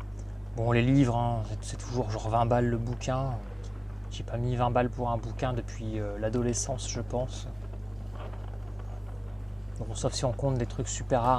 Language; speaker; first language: French; native; French